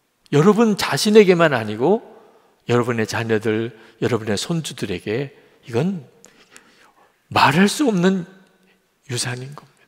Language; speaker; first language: Korean; native; Korean